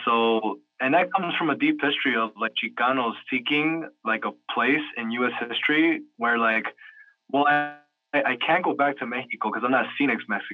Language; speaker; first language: English; native; English